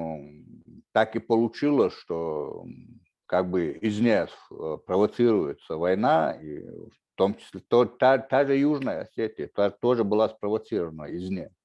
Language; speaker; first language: Russian; non-native, local second language; Chechen